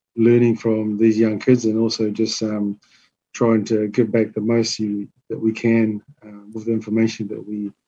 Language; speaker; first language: English; native; English